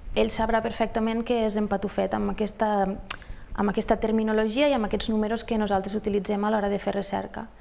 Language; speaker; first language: Catalan; native; Catalan